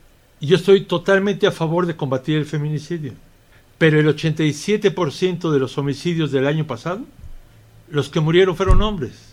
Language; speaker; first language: Spanish; native; Spanish